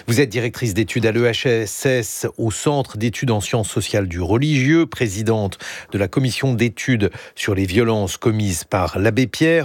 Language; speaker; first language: French; native; French